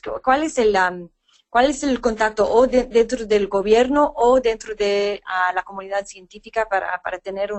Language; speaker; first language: Spanish; non-native, fluent; English